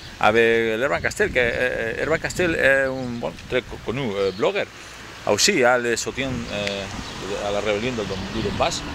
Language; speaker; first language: French; non-native, learner; Spanish